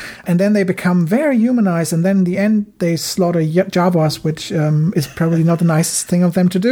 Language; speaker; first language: English; non-native, fluent; German